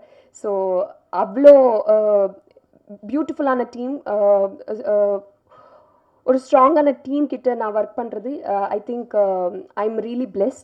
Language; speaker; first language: Tamil; non-native, local second language; Telugu